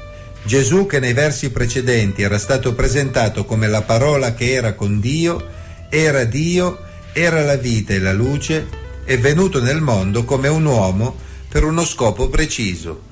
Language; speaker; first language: Italian; native; Italian